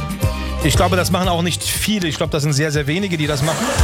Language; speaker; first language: German; early bilingual, other home language; Turkish